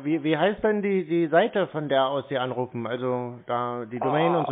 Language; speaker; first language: German; native; German